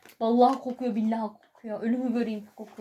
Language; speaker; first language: Turkish; native; Turkish